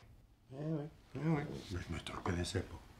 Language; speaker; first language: French; native; French